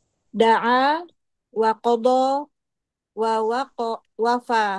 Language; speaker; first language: Arabic; non-native, learner; Indonesian